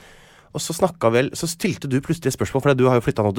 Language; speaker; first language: Norwegian; native; Norwegian